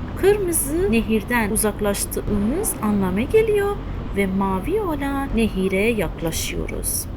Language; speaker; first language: Turkish; non-native, fluent; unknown